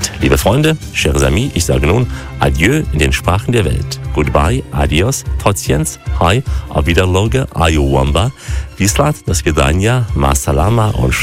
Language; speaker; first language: German; native; German